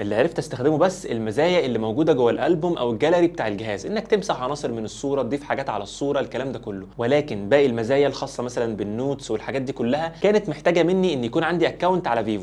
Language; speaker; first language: Arabic; native; Arabic